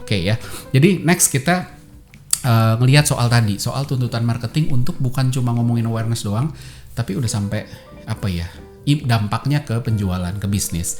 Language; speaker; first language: Indonesian; native; Indonesian